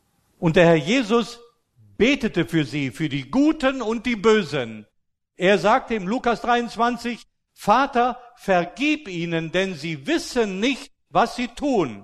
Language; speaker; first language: German; native; German